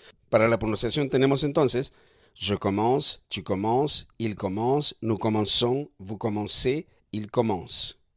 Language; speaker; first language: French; non-native, fluent; Spanish